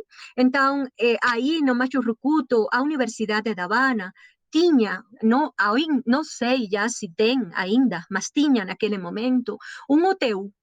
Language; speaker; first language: Portuguese; non-native, learner; Spanish